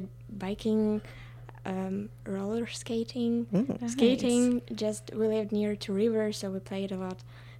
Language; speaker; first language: English; non-native, fluent; Ukrainian